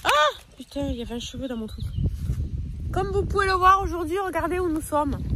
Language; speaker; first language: French; native; French